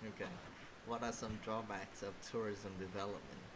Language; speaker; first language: English; non-native, fluent; Vietnamese